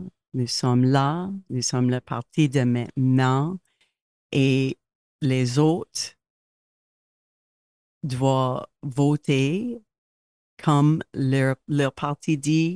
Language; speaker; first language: French; non-native, local second language; English